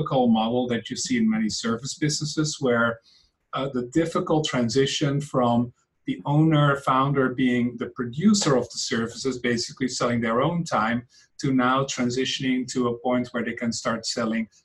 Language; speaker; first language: English; non-native, fluent; Dutch